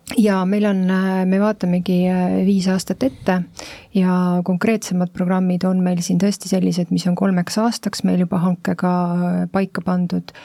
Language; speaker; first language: Estonian; native; Estonian